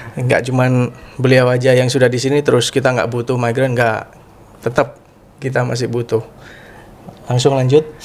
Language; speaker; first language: Indonesian; native; Indonesian